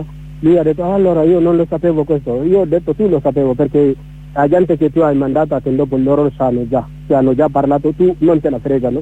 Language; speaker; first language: Italian; non-native, learner; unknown